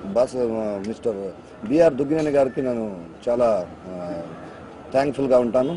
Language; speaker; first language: Telugu; non-native, fluent; Kannada